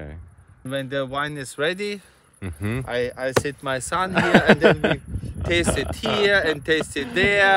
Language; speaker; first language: English; non-native, learner; Russian